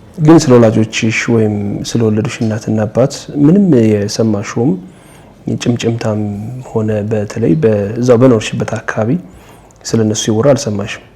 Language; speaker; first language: Amharic; native; Amharic